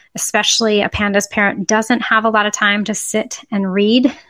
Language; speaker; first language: English; native; English